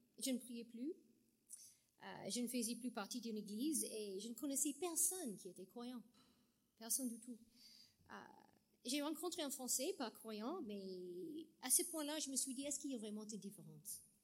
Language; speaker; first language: French; non-native, fluent; English